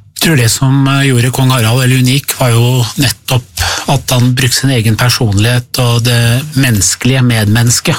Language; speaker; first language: Norwegian; early bilingual, other home language; Persian